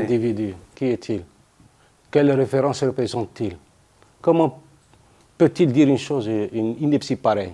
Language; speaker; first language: French; non-native, local second language; Arabic